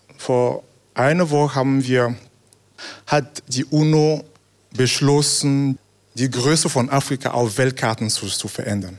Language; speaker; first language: German; non-native, fluent; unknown